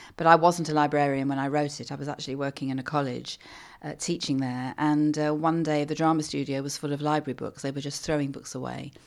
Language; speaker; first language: English; native; English